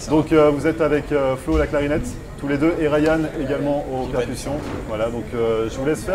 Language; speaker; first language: French; native; French